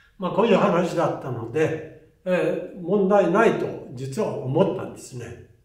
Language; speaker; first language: Japanese; native; Japanese